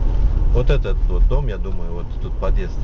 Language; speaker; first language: Russian; non-native, local second language; Kyrgyz